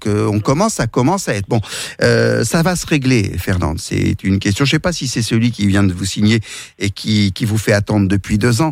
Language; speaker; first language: French; native; French